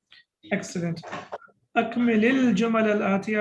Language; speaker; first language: Arabic; non-native, fluent; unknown